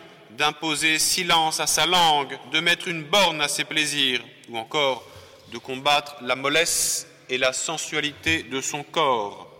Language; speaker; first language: French; native; French